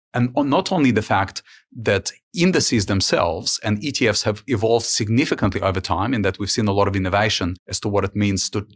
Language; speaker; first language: English; early bilingual, other home language; Ukrainian